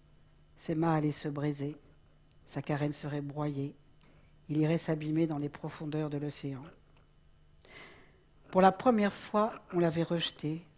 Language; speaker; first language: French; native; French